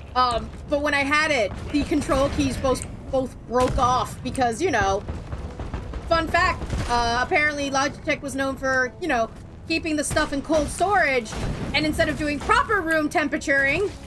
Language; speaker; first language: English; native; English